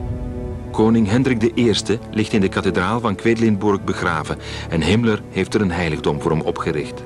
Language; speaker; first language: Dutch; native; Dutch